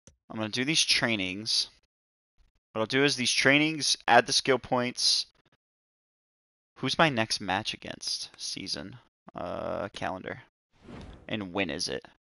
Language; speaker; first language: English; native; English